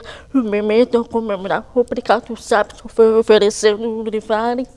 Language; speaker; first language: Portuguese; non-native, local second language; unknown